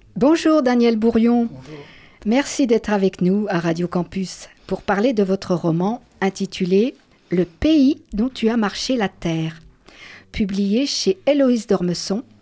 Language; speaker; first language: French; native; French